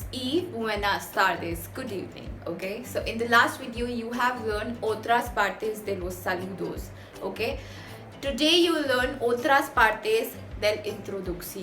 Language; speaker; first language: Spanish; non-native, fluent; Hindi